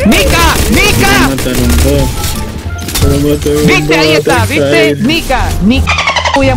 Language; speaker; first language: Spanish; native; Spanish